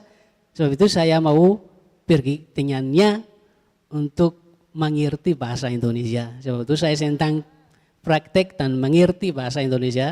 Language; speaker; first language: Indonesian; non-native, learner; Malagasy